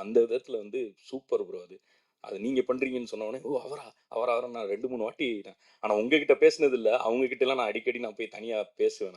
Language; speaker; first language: Tamil; native; Tamil